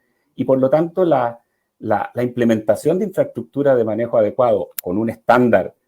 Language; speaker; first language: Spanish; native; Spanish